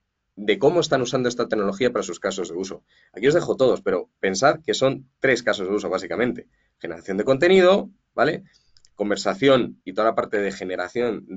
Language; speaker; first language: Spanish; native; Spanish